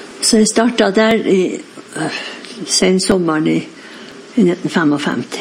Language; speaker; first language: Norwegian; native; Norwegian